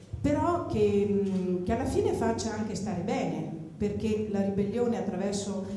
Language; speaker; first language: Italian; native; Italian